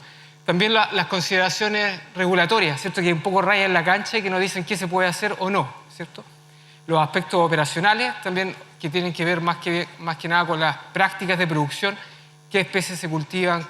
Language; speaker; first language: Spanish; native; Spanish